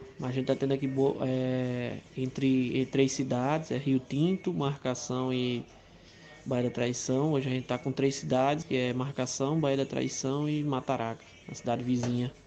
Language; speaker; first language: Portuguese; native; Portuguese